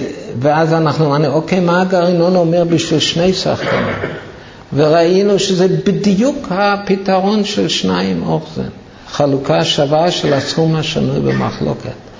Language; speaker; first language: Hebrew; non-native, fluent; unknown